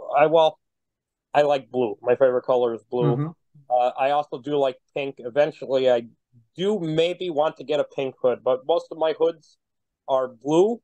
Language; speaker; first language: English; native; English